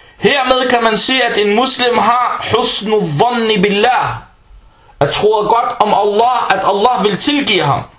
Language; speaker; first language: Danish; early bilingual, other home language; Arabic